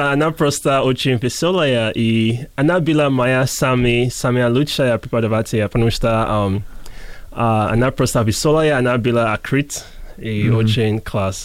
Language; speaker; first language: Russian; non-native, learner; English